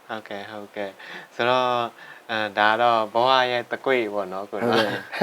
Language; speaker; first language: Burmese; non-native, local second language; Shan